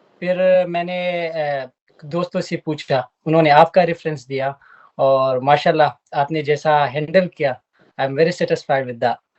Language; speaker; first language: Urdu; non-native, local second language; Pashto